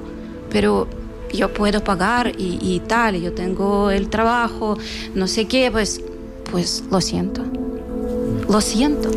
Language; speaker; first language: Spanish; non-native, fluent; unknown